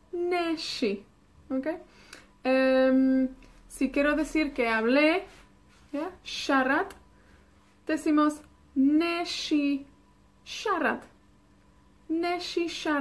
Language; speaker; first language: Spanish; non-native, fluent; Welsh